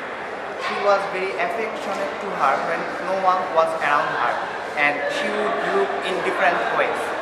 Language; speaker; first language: English; non-native, local second language; Bangla